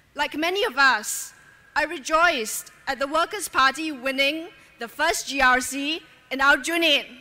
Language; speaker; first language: English; native; English